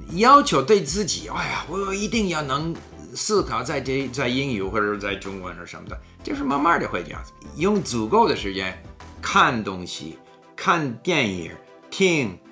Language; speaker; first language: Cantonese; non-native, learner; English